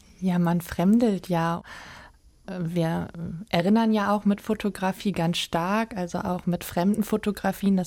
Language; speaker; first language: German; native; German